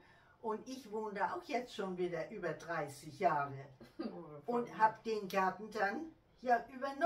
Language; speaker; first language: German; native; German